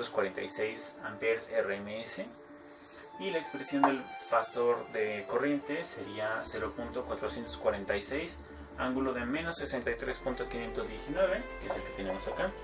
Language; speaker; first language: Spanish; native; Spanish